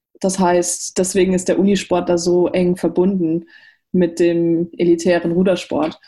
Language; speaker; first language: German; native; German